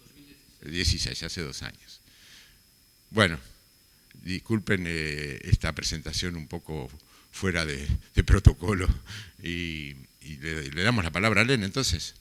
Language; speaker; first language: Spanish; native; Spanish